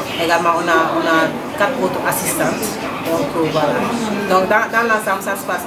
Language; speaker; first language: French; non-native, local second language; Fula